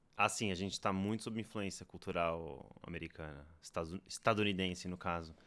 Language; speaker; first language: Portuguese; native; Portuguese